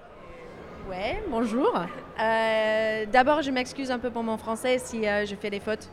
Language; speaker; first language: French; non-native, fluent; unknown